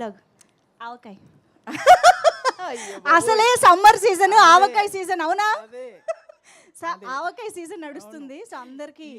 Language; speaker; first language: Telugu; native; Telugu